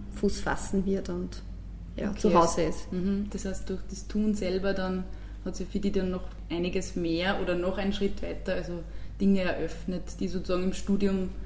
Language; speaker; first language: German; native; German